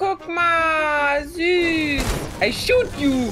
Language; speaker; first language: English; non-native, learner; German